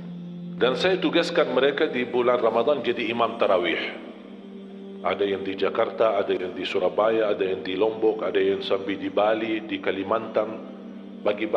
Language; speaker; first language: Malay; non-native, fluent; Arabic